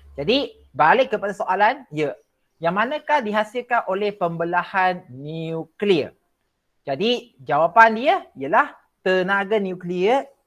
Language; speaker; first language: Malay; non-native, local second language; Chinese